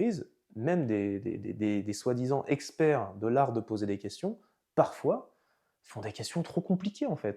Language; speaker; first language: French; native; French